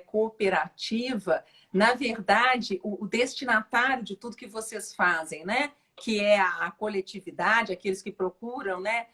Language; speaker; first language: Portuguese; native; Portuguese